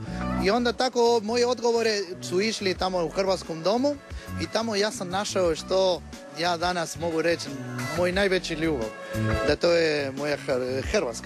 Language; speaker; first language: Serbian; non-native, learner; Spanish